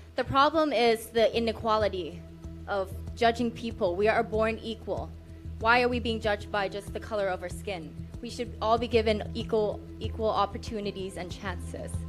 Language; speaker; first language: English; non-native, fluent; Thai